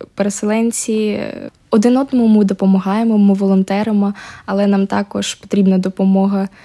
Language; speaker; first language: Ukrainian; native; Ukrainian